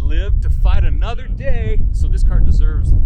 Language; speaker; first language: English; native; English